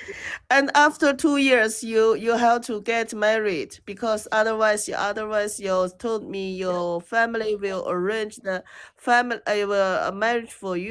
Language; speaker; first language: English; non-native, learner; Chinese